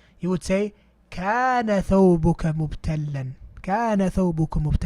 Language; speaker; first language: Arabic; non-native, fluent; English